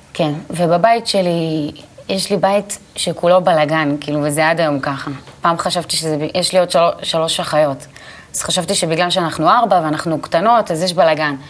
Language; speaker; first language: Hebrew; native; Hebrew